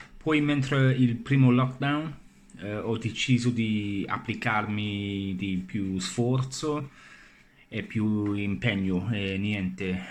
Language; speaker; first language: Italian; non-native, learner; English